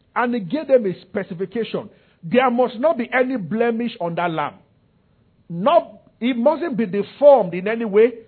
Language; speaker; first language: English; non-native, local second language; Yoruba